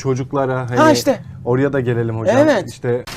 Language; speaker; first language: Turkish; native; Turkish